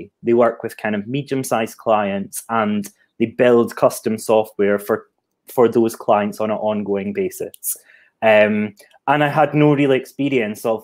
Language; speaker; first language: English; native; English